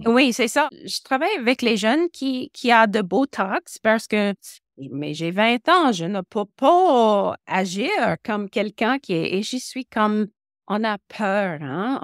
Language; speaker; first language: French; non-native, local second language; English